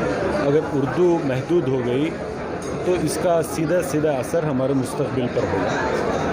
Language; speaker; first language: Urdu; native; Urdu